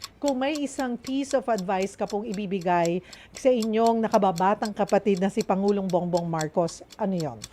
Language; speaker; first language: Filipino; native; Filipino